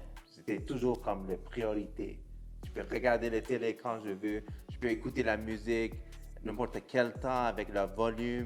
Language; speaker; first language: French; non-native, local second language; English